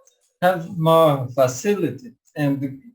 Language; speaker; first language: English; non-native, learner; Portuguese